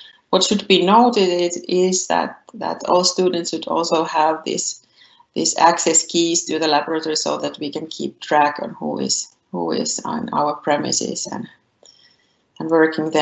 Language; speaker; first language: English; non-native, fluent; Finnish